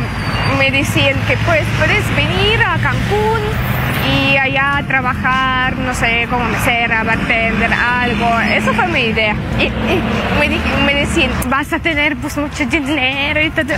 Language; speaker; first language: Spanish; non-native, fluent; Russian